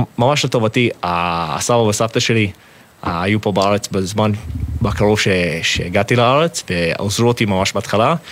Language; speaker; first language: Hebrew; non-native, fluent; English